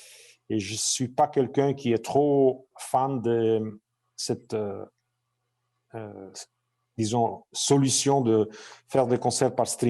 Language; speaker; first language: French; non-native, fluent; Italian